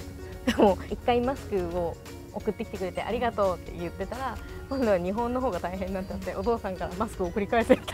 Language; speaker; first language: Japanese; native; Japanese